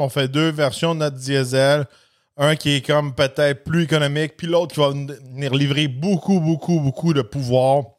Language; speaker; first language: French; native; French